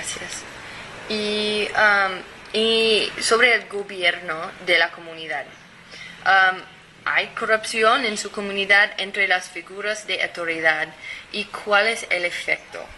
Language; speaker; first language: Spanish; non-native, fluent; English